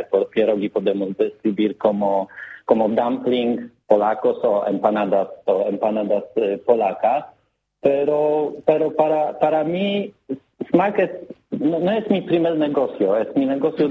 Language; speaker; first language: Spanish; non-native, learner; Polish